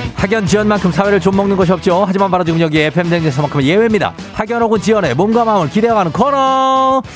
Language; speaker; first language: Korean; native; Korean